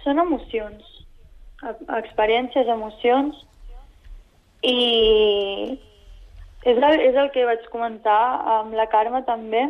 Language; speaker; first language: Catalan; non-native, local second language; Spanish